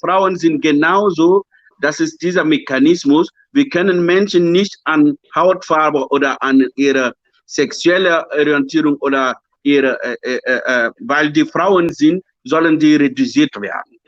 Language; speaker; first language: German; non-native, fluent; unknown